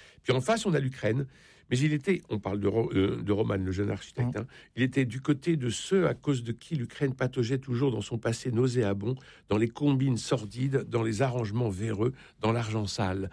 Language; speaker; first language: French; native; French